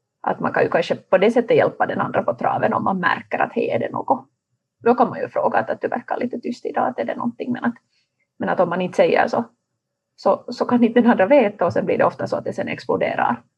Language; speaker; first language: Swedish; native; Swedish